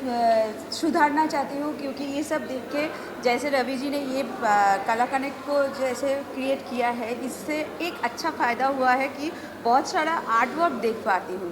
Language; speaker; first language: Hindi; non-native, local second language; Bangla